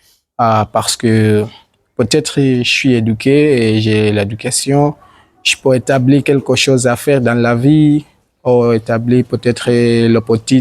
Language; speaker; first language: French; non-native, learner; Swahili